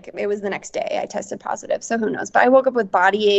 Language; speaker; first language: English; native; English